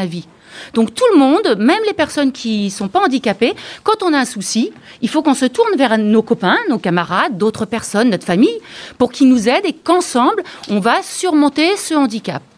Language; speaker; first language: French; native; French